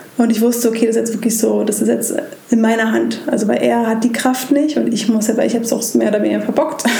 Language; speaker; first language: German; native; German